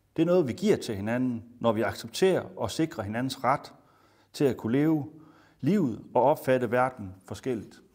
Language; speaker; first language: Danish; native; Danish